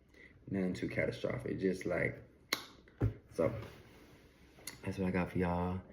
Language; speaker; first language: English; native; English